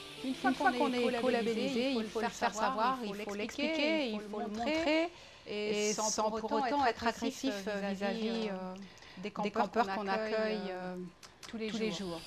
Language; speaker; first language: French; native; French